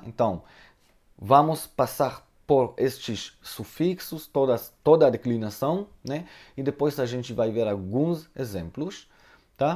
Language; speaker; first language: Portuguese; non-native, fluent; Hebrew